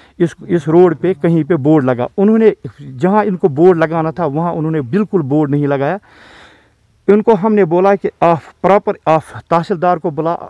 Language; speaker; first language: Hindi; non-native, local second language; Kashmiri